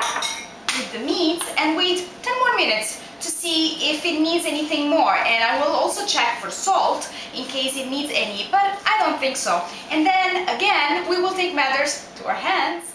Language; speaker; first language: English; non-native, fluent; Italian